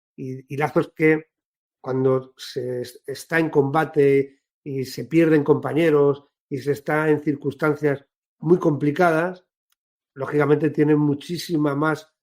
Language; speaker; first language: Spanish; native; Spanish